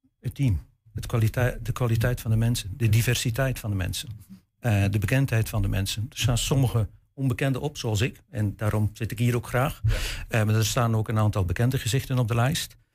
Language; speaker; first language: Dutch; native; Dutch